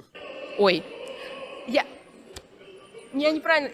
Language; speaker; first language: Russian; native; Russian